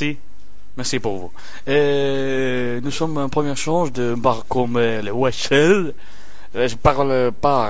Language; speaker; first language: French; non-native, local second language; Arabic